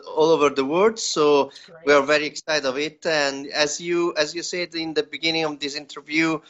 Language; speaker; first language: English; non-native, learner; Italian